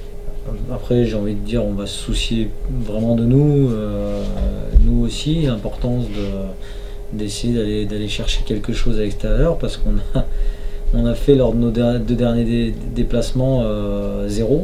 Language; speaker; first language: French; native; French